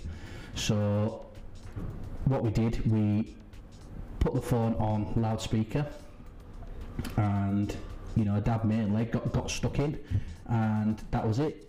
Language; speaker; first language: English; native; English